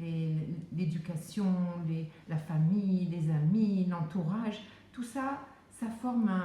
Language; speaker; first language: French; native; French